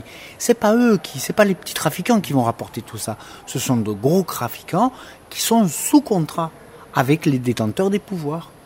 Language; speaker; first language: French; native; French